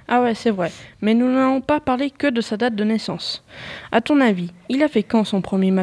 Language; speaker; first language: French; native; French